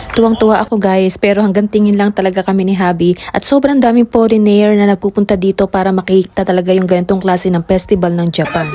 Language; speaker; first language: Filipino; native; Filipino